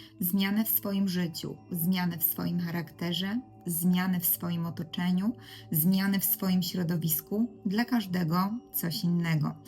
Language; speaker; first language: Polish; native; Polish